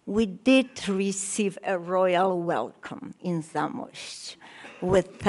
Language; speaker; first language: English; non-native, learner; Polish